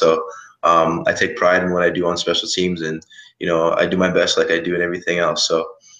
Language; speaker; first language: English; native; English